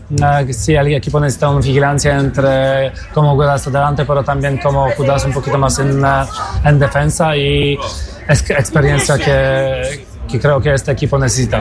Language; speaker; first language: Spanish; non-native, learner; Polish